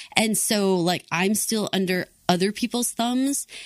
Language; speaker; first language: English; native; English